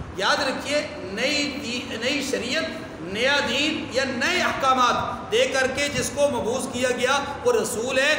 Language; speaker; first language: Urdu; non-native, local second language; Northern Hindko